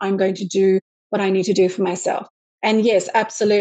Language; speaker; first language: English; native; English